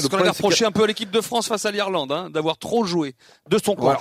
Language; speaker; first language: French; native; French